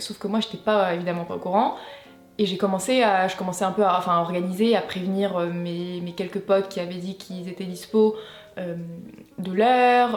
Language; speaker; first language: French; native; French